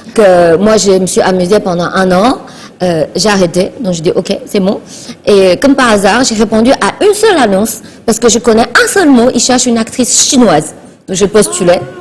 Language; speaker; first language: French; non-native, fluent; Chinese